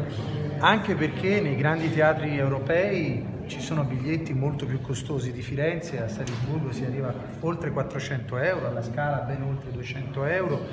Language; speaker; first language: Italian; native; Italian